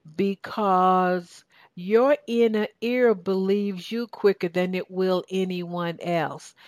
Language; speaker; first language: English; native; English